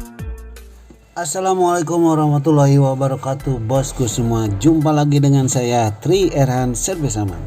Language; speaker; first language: Indonesian; native; Indonesian